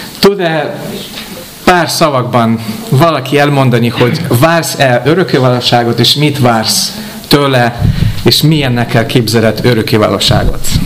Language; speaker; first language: Hungarian; non-native, fluent; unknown